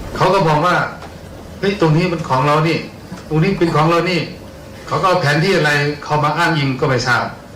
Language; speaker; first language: Thai; native; Thai